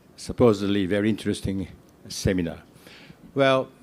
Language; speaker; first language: English; non-native, fluent; Japanese